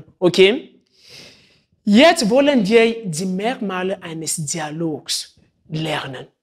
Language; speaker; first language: German; non-native, fluent; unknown